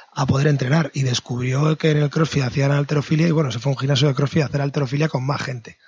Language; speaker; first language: Spanish; native; Spanish